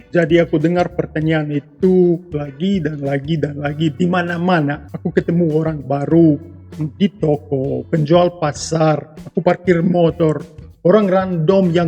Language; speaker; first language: Indonesian; non-native, fluent; Russian